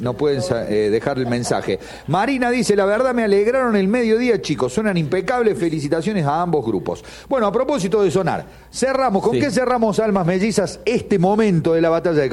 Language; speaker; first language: Spanish; native; Spanish